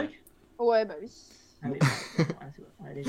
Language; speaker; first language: French; native; French